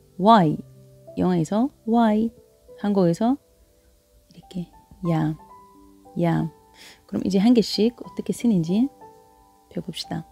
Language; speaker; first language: Korean; non-native, learner; Arabic